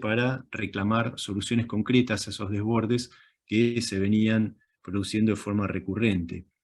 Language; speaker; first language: Spanish; native; Spanish